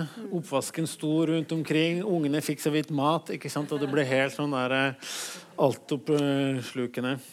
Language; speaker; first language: Norwegian; native; Norwegian